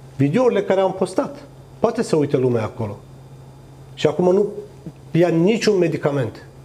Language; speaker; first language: Romanian; non-native, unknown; Turkish